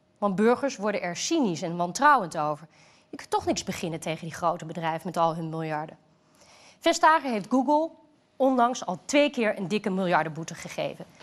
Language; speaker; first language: Dutch; native; Dutch